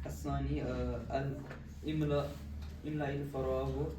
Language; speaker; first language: Arabic; non-native, learner; Kashmiri